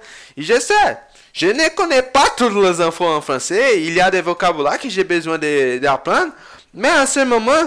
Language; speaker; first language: French; non-native, learner; Portuguese